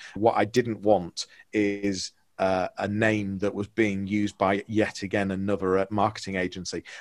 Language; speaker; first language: English; native; English